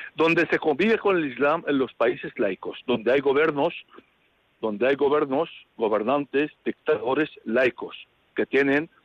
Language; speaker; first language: Spanish; non-native, fluent; Arabic